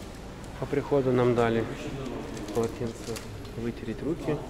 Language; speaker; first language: Russian; native; Russian